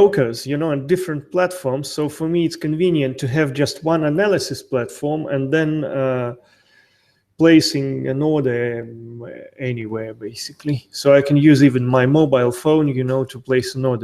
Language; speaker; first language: English; non-native, fluent; Russian